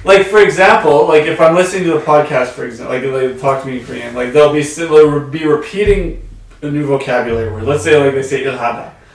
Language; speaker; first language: English; native; English